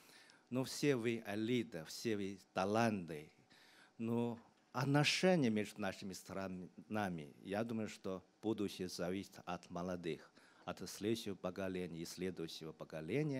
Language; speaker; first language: Russian; non-native, fluent; Chinese